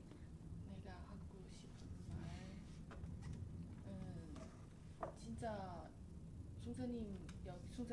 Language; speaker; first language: Korean; non-native, learner; Chinese